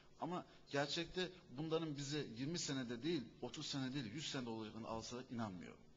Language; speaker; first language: Turkish; native; Turkish